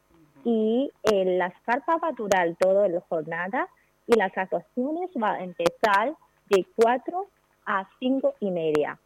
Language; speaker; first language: Spanish; non-native, learner; Chinese